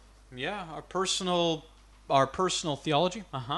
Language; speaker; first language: English; native; English